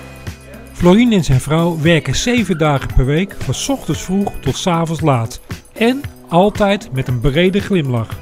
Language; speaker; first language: Dutch; native; Dutch